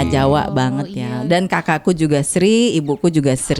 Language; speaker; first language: Indonesian; native; Indonesian